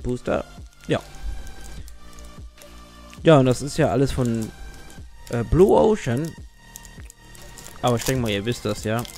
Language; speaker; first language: German; native; German